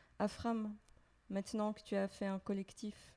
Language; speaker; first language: French; native; French